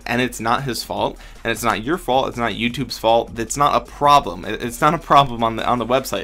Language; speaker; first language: English; native; English